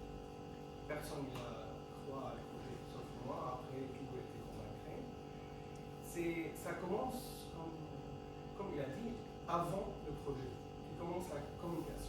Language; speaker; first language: French; non-native, fluent; Arabic